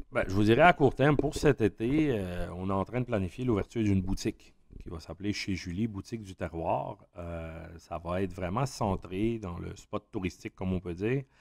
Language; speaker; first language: French; native; French